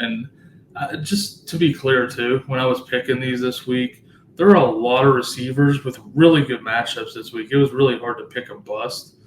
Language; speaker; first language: English; native; English